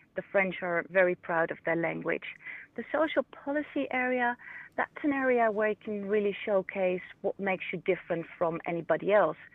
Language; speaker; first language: English; non-native, fluent; Dutch